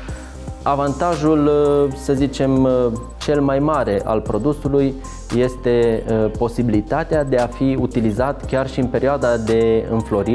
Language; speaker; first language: Romanian; native; Romanian